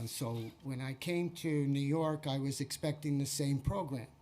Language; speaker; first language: English; native; English